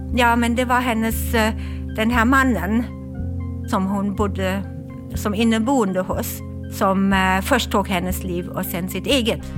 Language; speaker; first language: Swedish; non-native, fluent; German